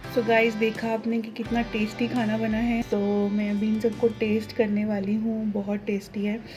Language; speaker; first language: Hindi; non-native, local second language; Telugu